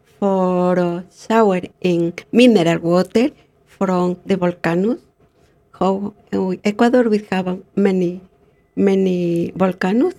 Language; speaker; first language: English; non-native, learner; Spanish